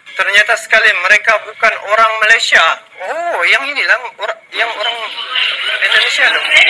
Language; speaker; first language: Malay; native; Malay